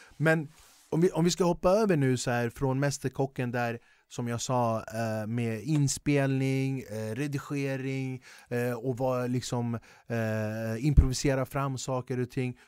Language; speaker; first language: Swedish; early bilingual, other home language; Kurdish